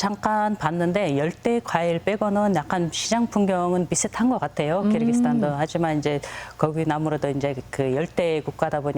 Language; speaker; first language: Korean; non-native, fluent; Kyrgyz